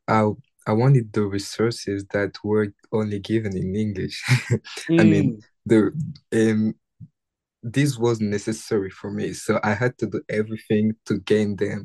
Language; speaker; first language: English; non-native, fluent; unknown